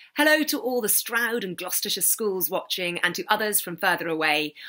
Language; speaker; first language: English; native; English